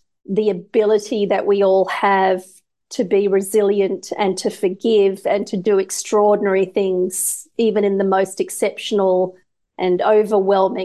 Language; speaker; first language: English; native; English